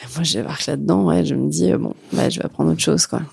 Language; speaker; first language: French; native; French